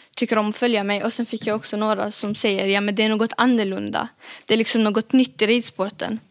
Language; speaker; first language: Swedish; early bilingual, other home language; Arabic